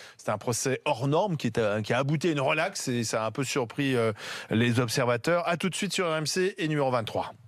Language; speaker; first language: French; native; French